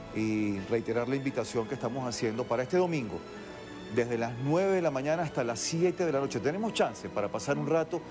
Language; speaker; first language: Spanish; native; Spanish